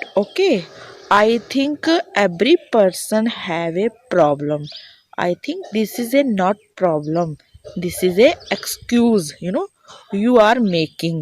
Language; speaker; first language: English; non-native, learner; Hindi